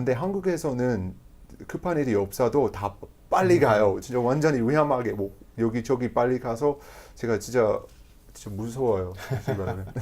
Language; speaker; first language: Korean; non-native, fluent; English